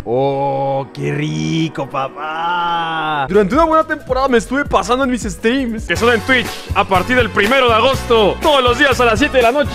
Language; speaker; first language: Spanish; native; Spanish